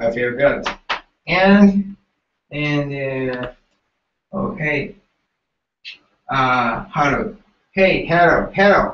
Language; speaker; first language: English; non-native, learner; Japanese